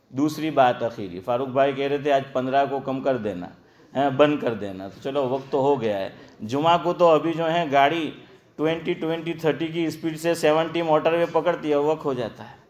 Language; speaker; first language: Hindi; non-native, local second language; Gujarati